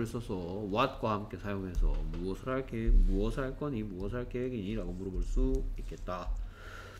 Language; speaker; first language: Korean; native; Korean